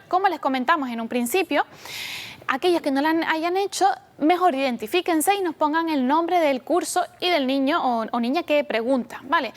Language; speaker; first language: Spanish; native; Spanish